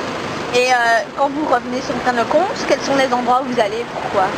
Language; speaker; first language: French; native; French